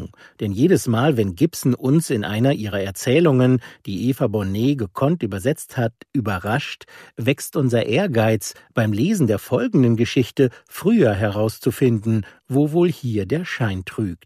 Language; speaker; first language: German; native; German